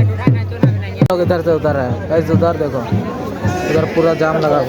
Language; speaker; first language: Hindi; non-native, local second language; Bangla